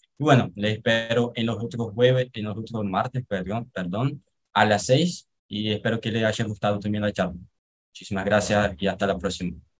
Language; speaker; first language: Spanish; non-native, fluent; Portuguese